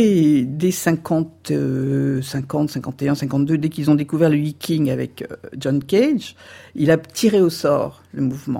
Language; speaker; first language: French; native; French